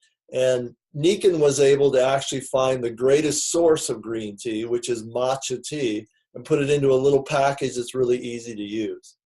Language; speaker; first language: English; native; English